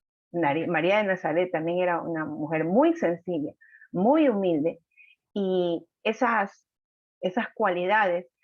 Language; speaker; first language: Spanish; native; Spanish